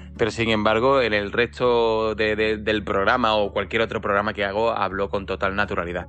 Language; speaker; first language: Spanish; native; Spanish